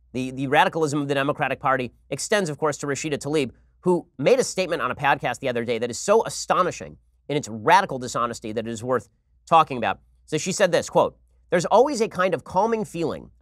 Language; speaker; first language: English; native; English